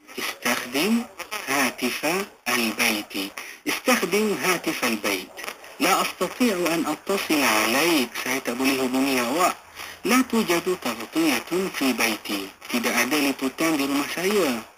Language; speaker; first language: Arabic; non-native, fluent; Malay